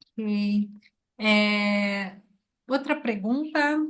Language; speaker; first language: Spanish; non-native, learner; Portuguese